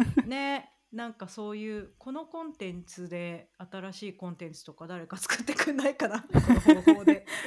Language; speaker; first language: Japanese; native; Japanese